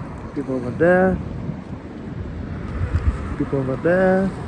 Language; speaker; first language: English; non-native, learner; Portuguese